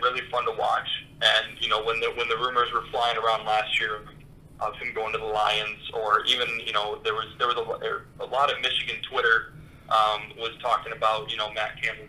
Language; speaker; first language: English; native; English